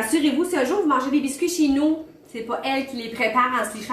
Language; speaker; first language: French; native; French